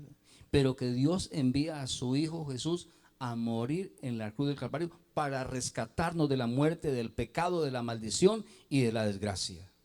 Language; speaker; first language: Spanish; native; Spanish